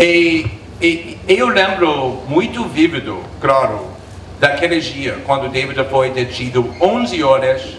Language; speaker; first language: Portuguese; non-native, fluent; English